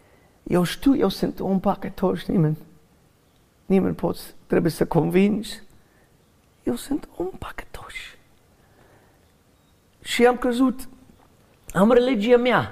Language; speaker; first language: Romanian; non-native, learner; English